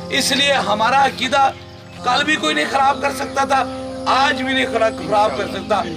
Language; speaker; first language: Urdu; non-native, local second language; Punjabi